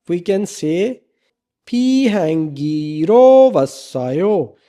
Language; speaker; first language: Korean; non-native, learner; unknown